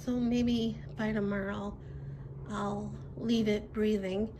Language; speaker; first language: English; native; English